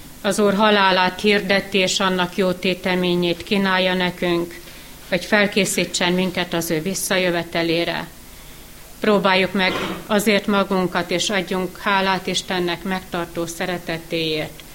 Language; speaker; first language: Hungarian; native; Hungarian